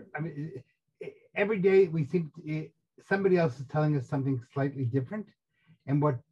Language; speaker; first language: English; native; English